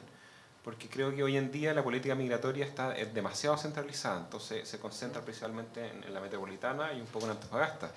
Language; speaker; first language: Spanish; native; Spanish